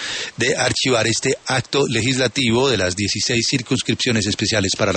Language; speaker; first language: Spanish; native; Spanish